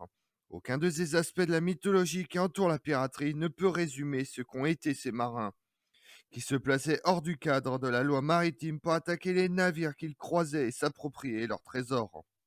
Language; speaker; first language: French; native; French